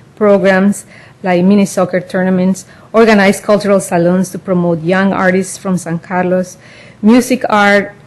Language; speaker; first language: English; non-native, fluent; Spanish